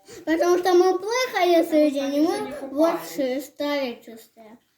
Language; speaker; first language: Russian; non-native, local second language; Chechen